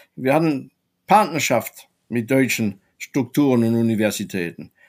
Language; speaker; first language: German; non-native, fluent; French